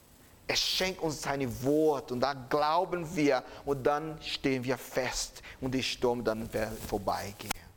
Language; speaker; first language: German; non-native, fluent; Portuguese